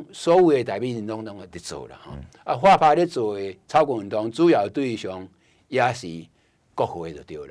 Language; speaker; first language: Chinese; non-native, local second language; Min Nan Chinese